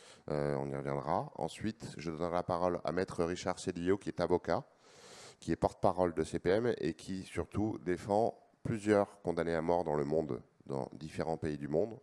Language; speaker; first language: French; native; French